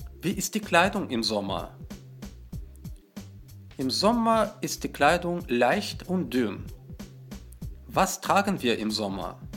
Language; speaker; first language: German; non-native, fluent; Russian